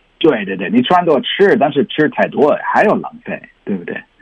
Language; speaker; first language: Chinese; non-native, learner; English